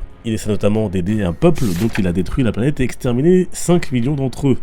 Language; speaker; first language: French; native; French